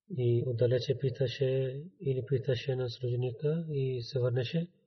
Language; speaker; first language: Bulgarian; non-native, learner; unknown